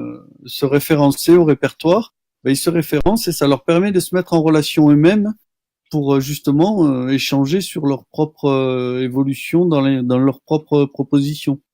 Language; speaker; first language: French; native; French